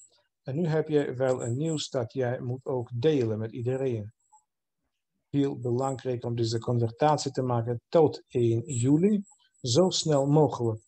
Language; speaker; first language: Dutch; non-native, fluent; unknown